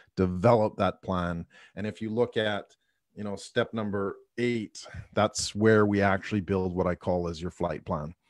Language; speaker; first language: English; native; English